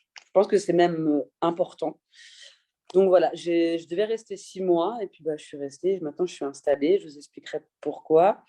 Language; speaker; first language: French; early bilingual, other home language; Persian